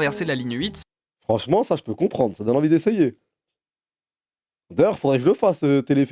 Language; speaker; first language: French; native; French